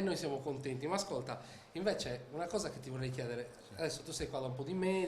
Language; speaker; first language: Italian; native; Italian